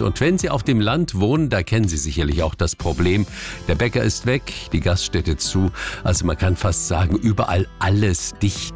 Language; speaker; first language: German; native; German